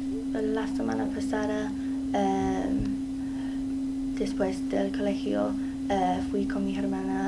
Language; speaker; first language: Spanish; non-native, learner; English